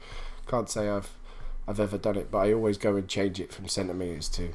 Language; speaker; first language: English; native; English